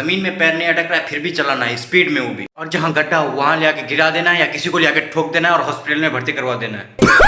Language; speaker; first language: Hindi; native; Hindi